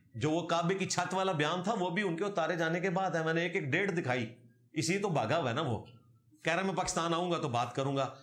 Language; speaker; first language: Urdu; non-native, local second language; Punjabi